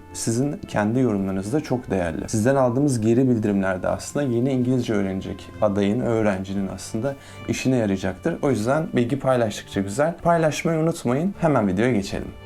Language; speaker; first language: Turkish; native; Turkish